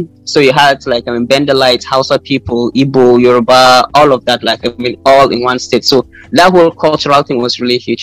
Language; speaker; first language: English; non-native, local second language; Hausa